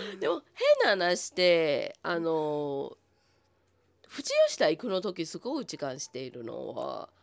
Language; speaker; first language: Japanese; non-native, fluent; Chinese